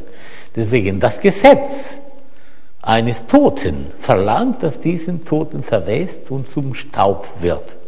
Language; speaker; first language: German; non-native, fluent; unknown